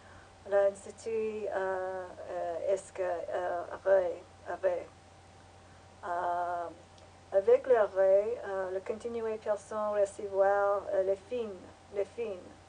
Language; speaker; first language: French; non-native, learner; English